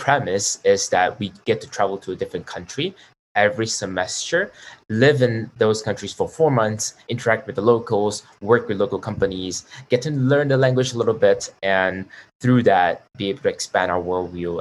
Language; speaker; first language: English; non-native, local second language; Chinese